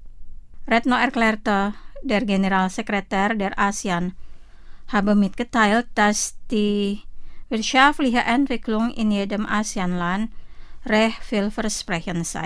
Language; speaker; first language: German; non-native, fluent; Indonesian